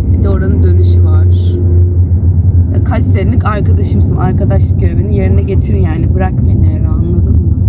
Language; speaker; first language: Turkish; native; Turkish